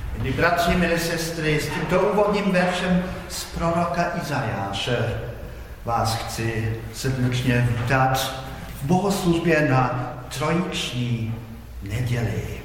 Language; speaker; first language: Czech; non-native, fluent; Polish